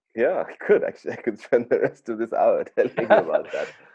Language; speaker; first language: English; native; English